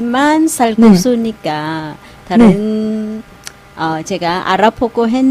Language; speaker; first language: Korean; non-native, learner; Thai